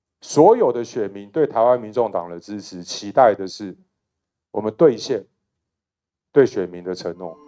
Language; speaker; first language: Chinese; native; Chinese